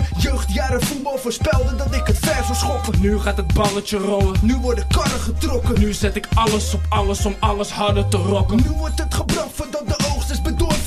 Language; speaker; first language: Dutch; native; Dutch